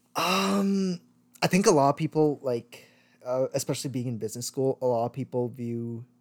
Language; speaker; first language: English; early bilingual, other home language; Tamil